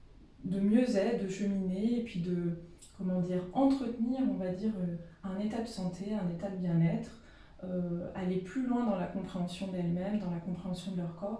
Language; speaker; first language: French; native; French